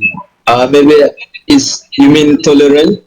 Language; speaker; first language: English; non-native, learner; Malay